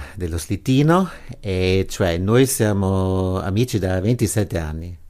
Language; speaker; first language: Italian; non-native, local second language; German